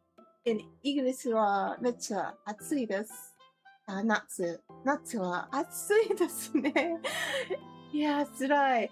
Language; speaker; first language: Japanese; non-native, learner; English